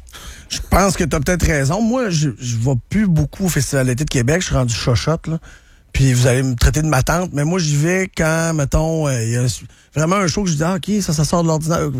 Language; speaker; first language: French; native; French